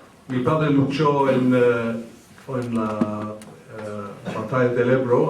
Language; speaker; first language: Spanish; early bilingual, heritage; English